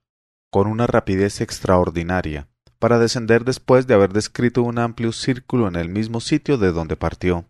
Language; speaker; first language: Spanish; native; Spanish